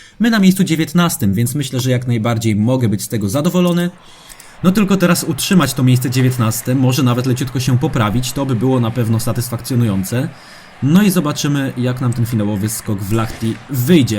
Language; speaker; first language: Polish; native; Polish